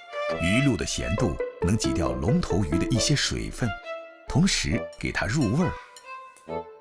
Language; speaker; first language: Chinese; native; Chinese